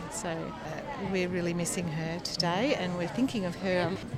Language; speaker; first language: English; native; English